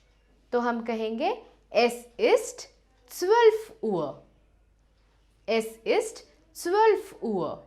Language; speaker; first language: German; non-native, fluent; Hindi